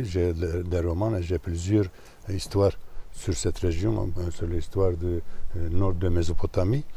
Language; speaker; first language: French; non-native, fluent; Turkish